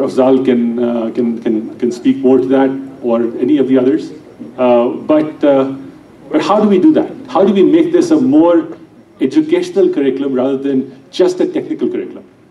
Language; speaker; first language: English; non-native, local second language; Urdu